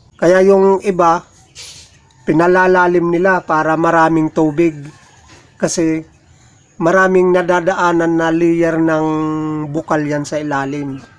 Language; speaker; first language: Filipino; non-native, local second language; Cebuano